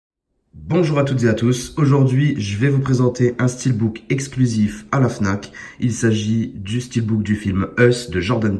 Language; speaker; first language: French; native; French